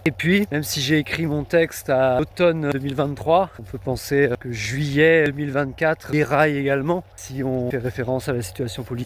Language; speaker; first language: French; native; French